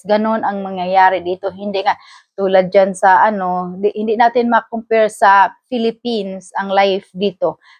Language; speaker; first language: Filipino; non-native, local second language; Cebuano